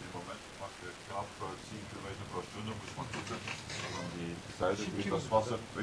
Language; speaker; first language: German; non-native, learner; Dutch